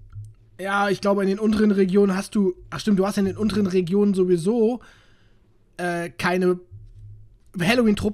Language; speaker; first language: German; native; German